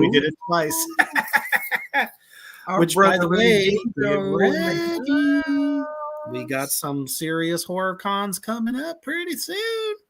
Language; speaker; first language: English; native; English